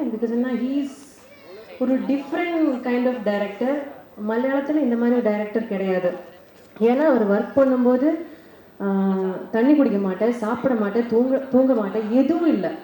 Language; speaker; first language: Tamil; non-native, learner; Malayalam